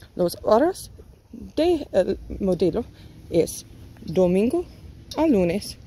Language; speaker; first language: Spanish; non-native, learner; English